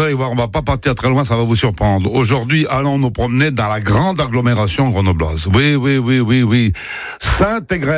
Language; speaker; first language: French; native; French